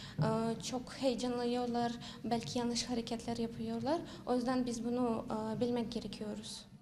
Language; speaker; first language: Turkish; non-native, learner; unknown